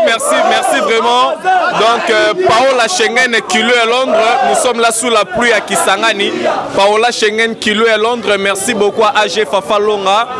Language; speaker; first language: French; non-native, local second language; Lingala